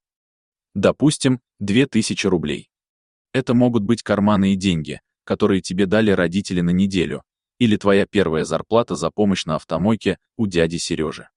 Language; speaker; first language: Russian; native; Russian